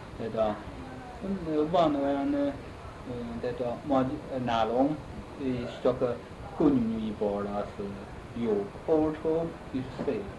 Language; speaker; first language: Hungarian; non-native, learner; Chinese